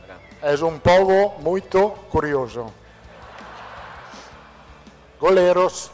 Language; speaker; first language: Portuguese; non-native, fluent; Italian